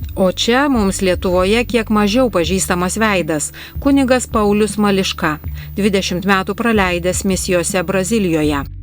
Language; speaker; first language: Lithuanian; native; Lithuanian